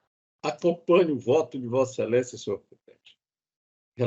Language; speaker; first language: Portuguese; native; Portuguese